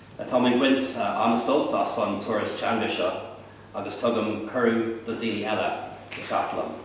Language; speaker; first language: Irish; non-native, local second language; English